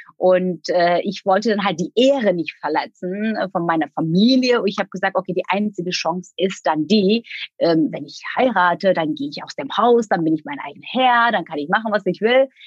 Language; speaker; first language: German; non-native, fluent; Turkish